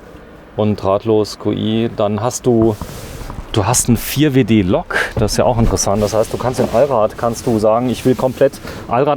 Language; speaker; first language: German; native; German